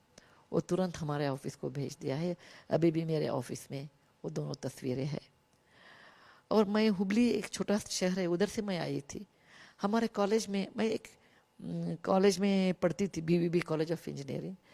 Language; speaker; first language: Hindi; non-native, local second language; Kannada